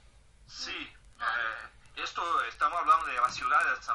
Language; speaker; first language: Spanish; non-native, fluent; Portuguese